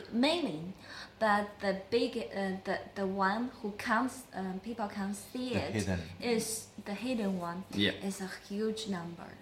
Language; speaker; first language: English; non-native, learner; Chinese